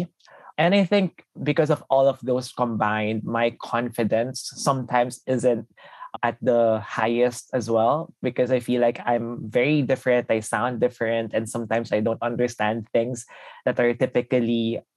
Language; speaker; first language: English; non-native, local second language; Filipino